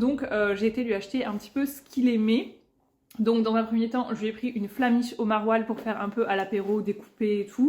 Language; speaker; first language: French; native; French